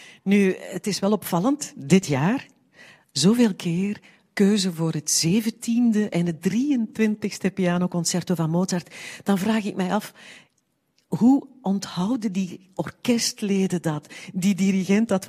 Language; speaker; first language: Dutch; native; Dutch